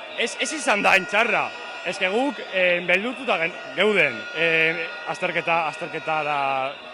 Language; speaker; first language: Basque; non-native, local second language; Spanish